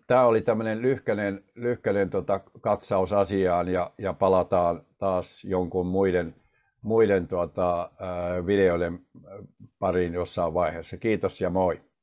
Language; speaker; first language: Finnish; native; Finnish